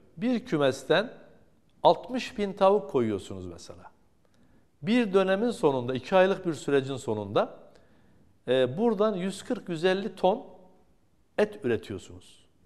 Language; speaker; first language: Turkish; native; Turkish